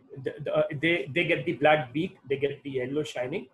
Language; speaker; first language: English; non-native, local second language; Hindi